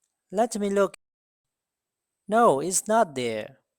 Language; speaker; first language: English; non-native, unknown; Burmese